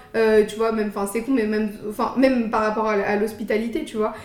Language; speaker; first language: French; native; French